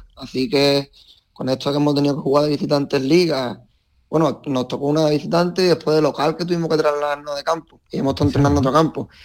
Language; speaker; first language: Spanish; native; Spanish